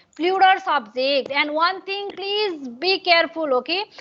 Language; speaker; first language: English; non-native, local second language; Nepali